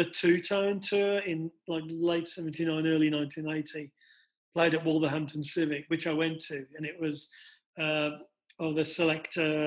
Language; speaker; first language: English; native; English